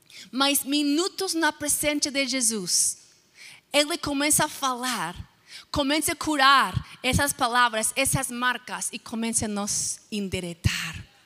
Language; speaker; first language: Portuguese; non-native, fluent; English